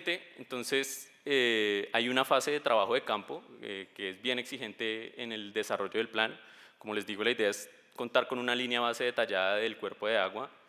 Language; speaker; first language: Spanish; native; Spanish